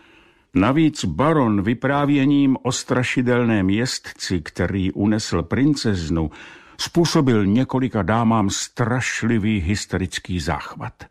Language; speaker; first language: Czech; native; Czech